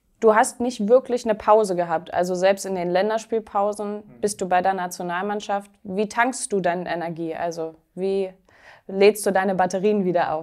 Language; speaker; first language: German; native; German